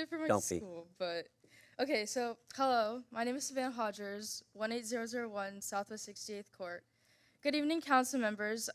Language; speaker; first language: English; native; English